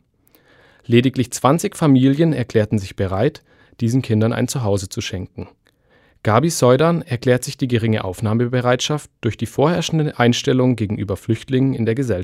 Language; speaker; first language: German; native; German